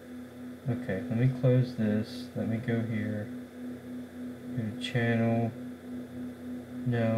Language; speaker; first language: English; native; English